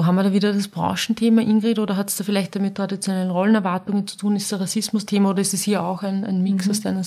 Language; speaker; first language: German; native; German